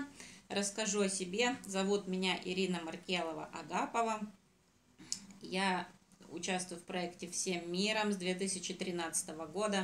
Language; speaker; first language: Russian; native; Russian